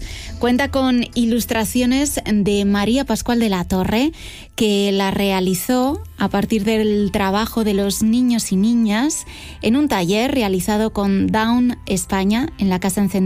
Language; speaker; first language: Spanish; native; Spanish